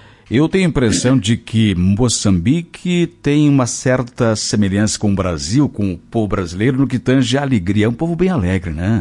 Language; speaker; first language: Portuguese; native; Portuguese